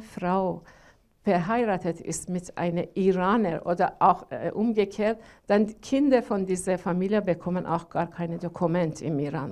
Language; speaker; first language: German; non-native, learner; Persian